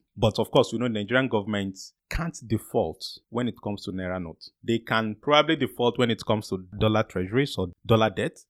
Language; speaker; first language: English; non-native, local second language; Yoruba